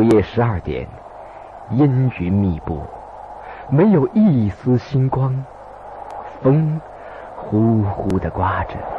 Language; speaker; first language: Chinese; native; Chinese